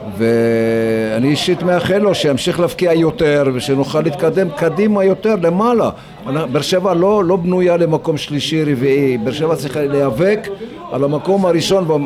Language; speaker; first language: Hebrew; native; Hebrew